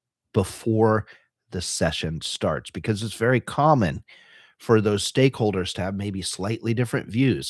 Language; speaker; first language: English; native; English